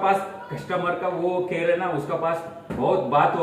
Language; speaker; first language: Hindi; non-native, local second language; Kannada